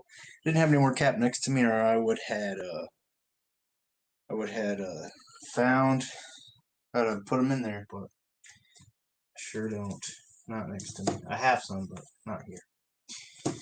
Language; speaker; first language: English; native; English